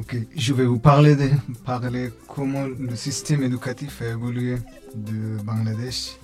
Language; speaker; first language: French; non-native, learner; Bangla